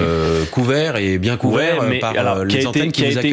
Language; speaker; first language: French; native; French